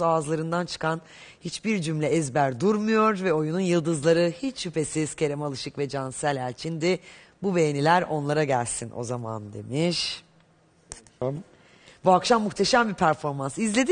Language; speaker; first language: Turkish; native; Turkish